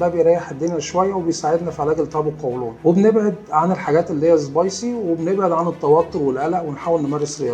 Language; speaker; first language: Arabic; native; Arabic